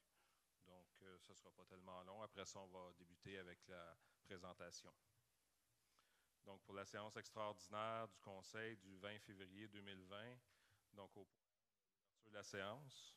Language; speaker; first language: French; native; French